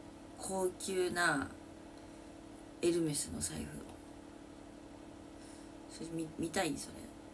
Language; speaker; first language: Japanese; native; Japanese